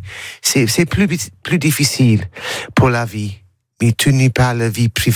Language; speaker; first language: French; non-native, learner; English